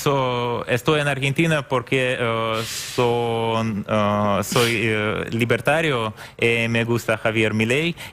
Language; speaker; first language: Spanish; non-native, learner; Russian